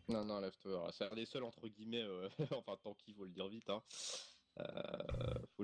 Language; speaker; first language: French; native; French